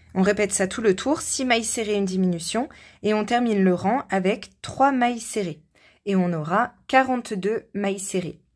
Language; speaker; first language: French; native; French